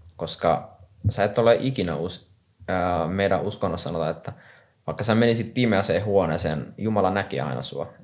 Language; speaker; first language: Finnish; non-native, fluent; Somali